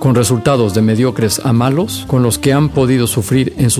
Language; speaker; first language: Spanish; native; Spanish